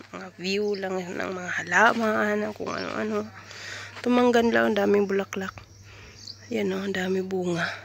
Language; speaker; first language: Filipino; non-native, local second language; Cebuano